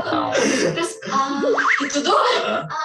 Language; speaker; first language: Indonesian; non-native, fluent; Japanese